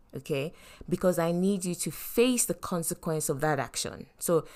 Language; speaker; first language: English; non-native, local second language; Yoruba